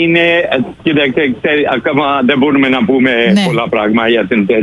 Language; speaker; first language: Greek; non-native, fluent; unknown